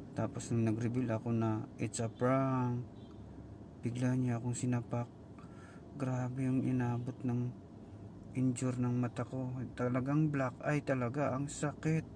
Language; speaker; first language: Filipino; native; Filipino